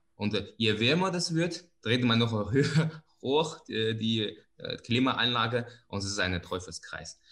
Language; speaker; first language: German; non-native, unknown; Chinese